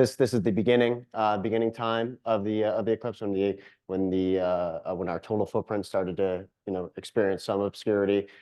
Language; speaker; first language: English; native; English